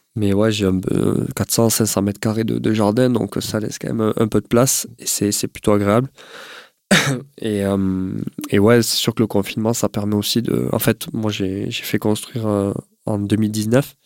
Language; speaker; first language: French; native; French